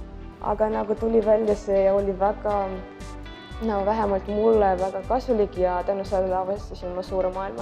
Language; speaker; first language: Estonian; native; Estonian